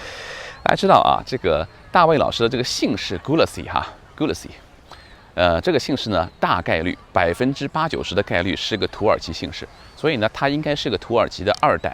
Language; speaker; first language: Chinese; native; Chinese